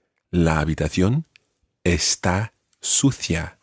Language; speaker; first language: Spanish; non-native, fluent; English